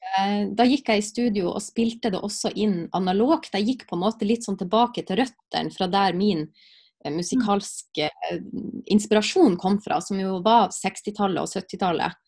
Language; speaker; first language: Norwegian; native; Norwegian